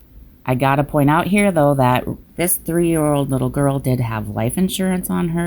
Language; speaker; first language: English; native; English